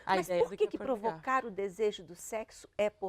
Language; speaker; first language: Portuguese; native; Portuguese